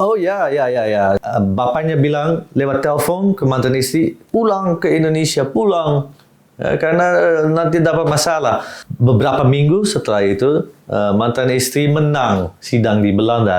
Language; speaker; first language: Indonesian; non-native, fluent; Dutch